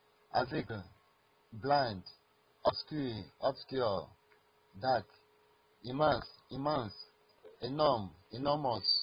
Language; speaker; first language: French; non-native, learner; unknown